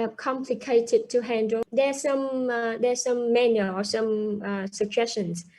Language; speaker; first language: English; non-native, fluent; Vietnamese